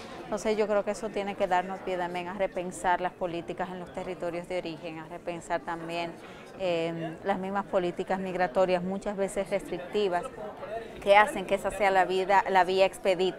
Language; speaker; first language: Spanish; native; Spanish